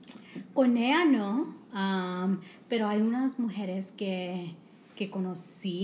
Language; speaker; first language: Spanish; early bilingual, heritage; English